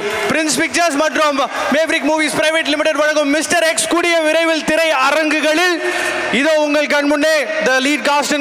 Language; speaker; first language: Tamil; native; Tamil